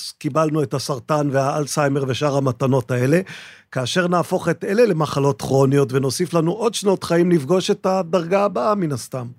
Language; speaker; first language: Hebrew; native; Hebrew